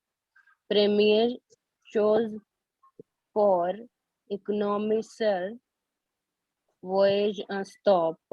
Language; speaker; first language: French; non-native, learner; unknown